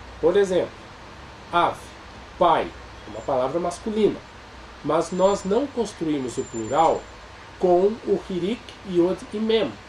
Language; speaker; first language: Portuguese; native; Portuguese